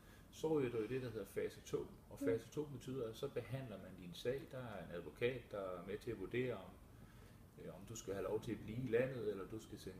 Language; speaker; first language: Danish; native; Danish